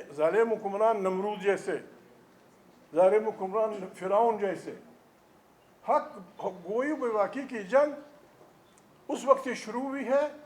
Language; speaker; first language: Urdu; non-native, local second language; Pashto